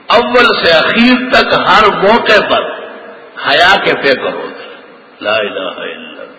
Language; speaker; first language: Urdu; non-native, local second language; Pashto